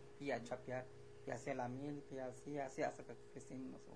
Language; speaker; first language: Spanish; non-native, local second language; Yucateco